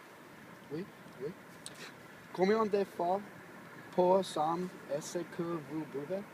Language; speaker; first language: French; non-native, learner; English